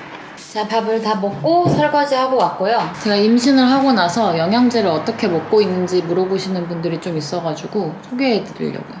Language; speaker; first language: Korean; native; Korean